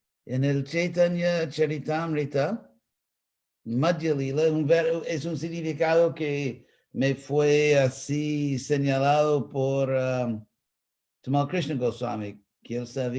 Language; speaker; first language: Spanish; non-native, fluent; English